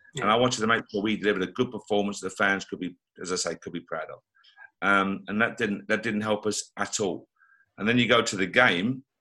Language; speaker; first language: English; native; English